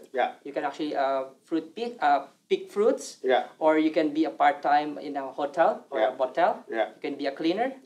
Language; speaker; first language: English; non-native, local second language; Filipino